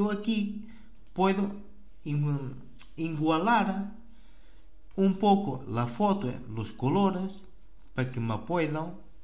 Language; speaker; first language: Portuguese; non-native, learner; Spanish